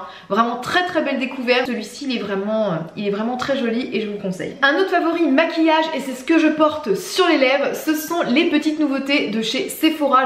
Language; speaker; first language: French; native; French